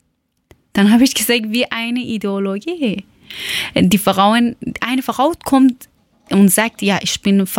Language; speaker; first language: German; non-native, learner; Persian